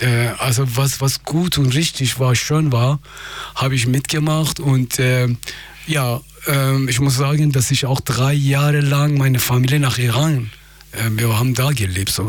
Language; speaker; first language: German; non-native, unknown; Persian